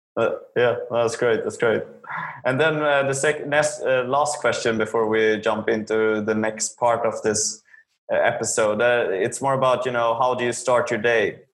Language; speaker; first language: English; non-native, fluent; Swedish